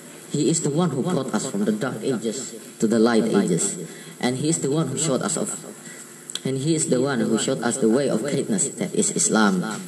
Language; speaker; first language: English; non-native, fluent; Indonesian